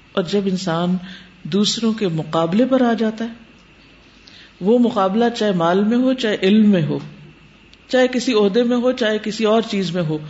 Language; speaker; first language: Urdu; native; Urdu